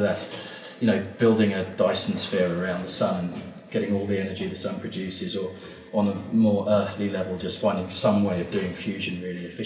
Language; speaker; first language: English; native; English